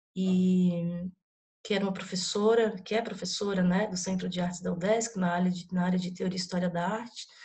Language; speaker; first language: Portuguese; native; Portuguese